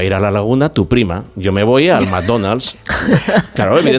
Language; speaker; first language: Spanish; native; Spanish